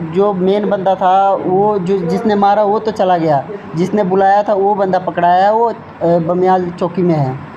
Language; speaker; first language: Hindi; native; Hindi